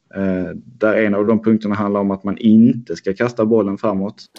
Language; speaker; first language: Swedish; native; Swedish